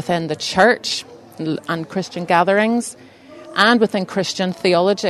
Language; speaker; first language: English; native; English